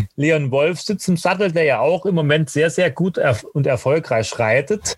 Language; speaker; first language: German; native; German